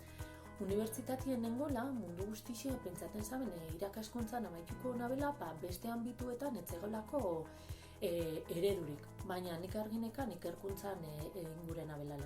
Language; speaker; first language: Basque; native; Basque